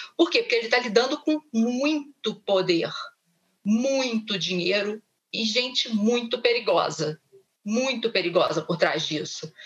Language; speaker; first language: Portuguese; native; Portuguese